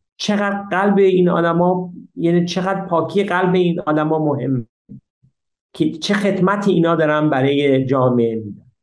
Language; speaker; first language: Persian; early bilingual, heritage; English